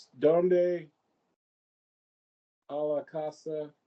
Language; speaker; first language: Spanish; non-native, learner; English